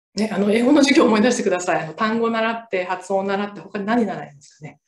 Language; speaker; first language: Japanese; native; Japanese